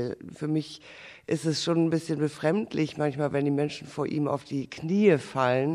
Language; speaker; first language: German; native; German